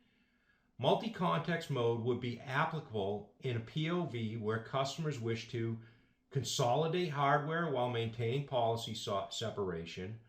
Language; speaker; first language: English; native; English